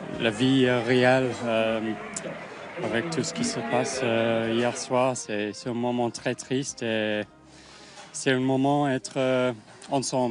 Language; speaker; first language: French; non-native, learner; English